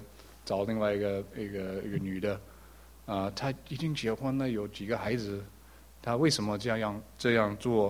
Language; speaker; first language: Chinese; early bilingual, heritage; English